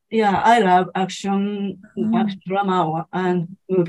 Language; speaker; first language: English; non-native, learner; Japanese